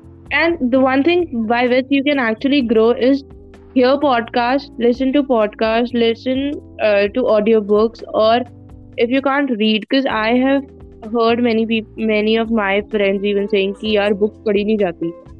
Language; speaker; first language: English; non-native, local second language; Punjabi